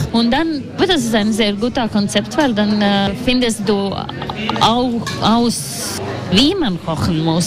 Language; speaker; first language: German; non-native, learner; Latvian